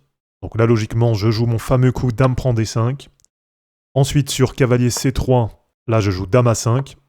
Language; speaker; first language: French; native; French